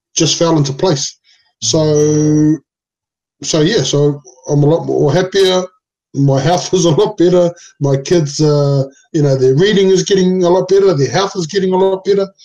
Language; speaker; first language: English; non-native, local second language; Samoan